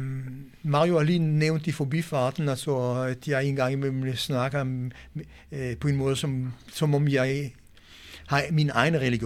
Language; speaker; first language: Danish; non-native, fluent; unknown